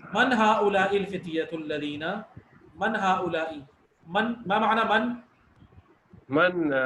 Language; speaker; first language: Arabic; non-native, fluent; Urdu